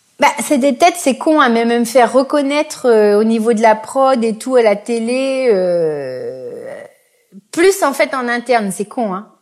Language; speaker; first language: French; native; French